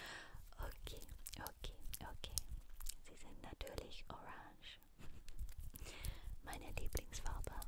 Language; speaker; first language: German; non-native, learner; English